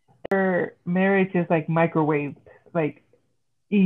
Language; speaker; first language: English; early bilingual, other home language; Spanish